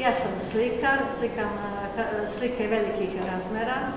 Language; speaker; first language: Russian; non-native, learner; Serbian